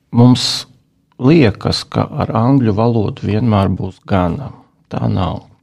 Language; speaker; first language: Latvian; non-native, local second language; Russian